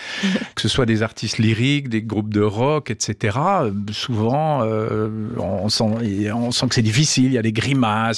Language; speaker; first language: French; native; French